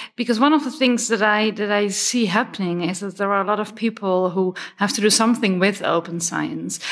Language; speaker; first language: English; non-native, fluent; Dutch